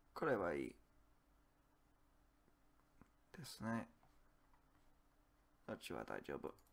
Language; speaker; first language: Japanese; non-native, learner; English